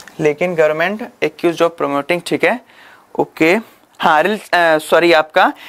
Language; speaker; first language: Hindi; native; Hindi